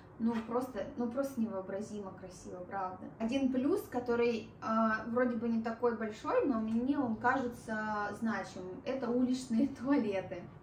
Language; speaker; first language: Russian; native; Russian